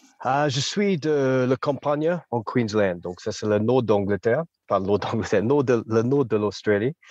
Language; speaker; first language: French; non-native, fluent; English